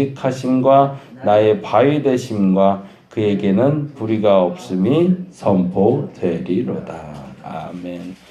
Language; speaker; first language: Korean; native; Korean